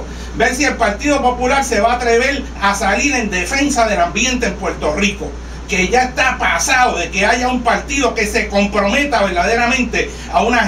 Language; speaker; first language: Spanish; native; Spanish